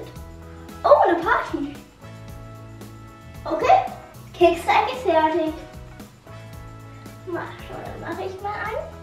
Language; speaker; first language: German; native; German